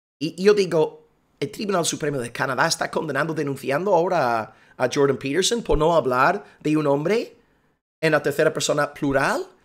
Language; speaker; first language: Spanish; non-native, fluent; English